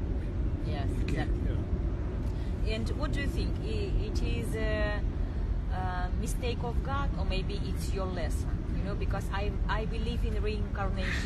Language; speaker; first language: English; non-native, learner; Russian